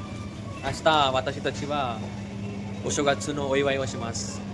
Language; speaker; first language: Japanese; non-native, learner; Marathi